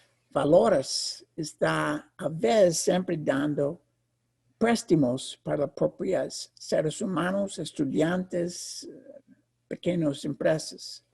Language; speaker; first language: Spanish; non-native, fluent; English